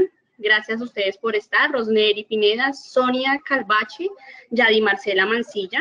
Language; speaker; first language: Spanish; native; Spanish